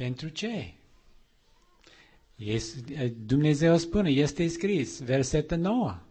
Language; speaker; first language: Romanian; non-native, learner; English